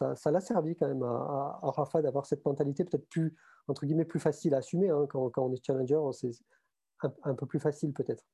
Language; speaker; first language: French; native; French